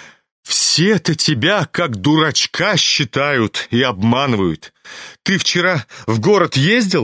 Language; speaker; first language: Russian; native; Russian